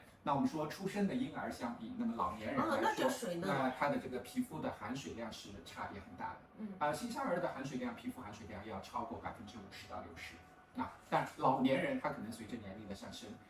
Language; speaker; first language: Chinese; native; Chinese